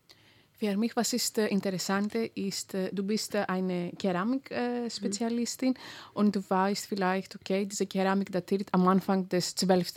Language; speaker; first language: German; non-native, fluent; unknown